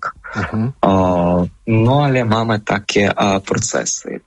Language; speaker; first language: Polish; non-native, fluent; Ukrainian